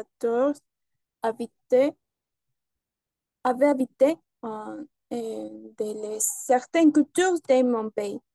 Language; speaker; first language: French; non-native, learner; Spanish